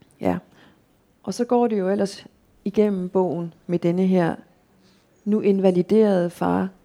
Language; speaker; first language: Danish; native; Danish